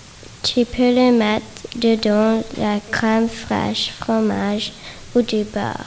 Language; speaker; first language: French; non-native, learner; English